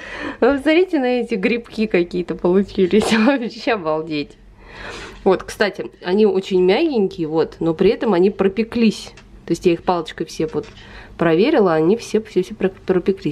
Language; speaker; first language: Russian; native; Russian